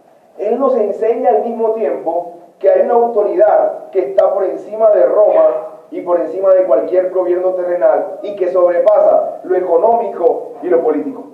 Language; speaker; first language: Spanish; native; Spanish